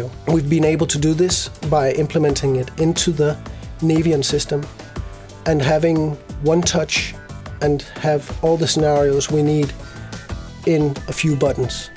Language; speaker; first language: English; non-native, fluent; Danish